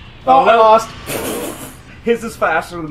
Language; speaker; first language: English; native; English